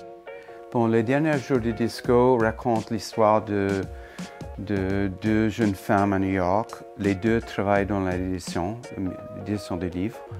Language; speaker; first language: French; non-native, fluent; English